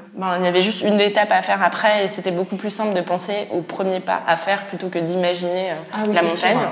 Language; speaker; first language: French; native; French